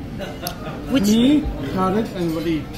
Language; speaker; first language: English; non-native, learner; Arabic